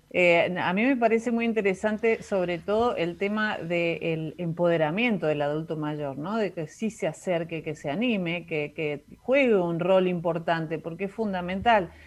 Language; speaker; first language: Spanish; native; Spanish